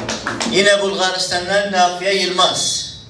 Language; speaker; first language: Turkish; native; Turkish